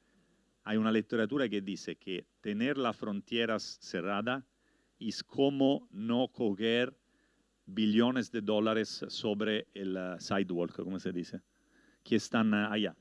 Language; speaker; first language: Spanish; non-native, learner; Italian